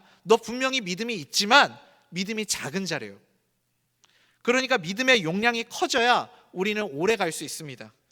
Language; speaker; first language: Korean; native; Korean